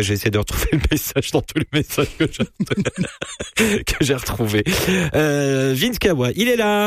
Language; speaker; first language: French; native; French